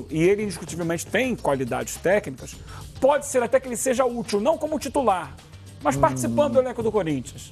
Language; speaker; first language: Portuguese; native; Portuguese